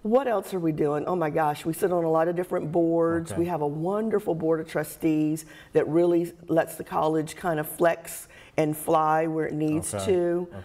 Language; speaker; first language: English; native; English